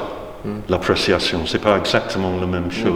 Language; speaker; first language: French; non-native, fluent; English